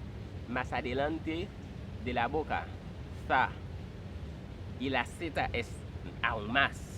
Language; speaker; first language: Spanish; non-native, fluent; Haitian Creole